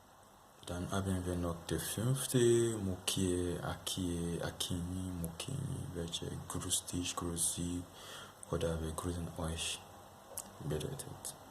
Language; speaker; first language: German; non-native, fluent; Yoruba